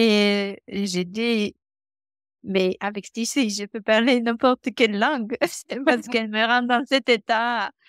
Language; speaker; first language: French; non-native, fluent; Romanian